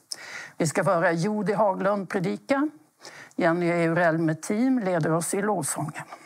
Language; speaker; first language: Swedish; native; Swedish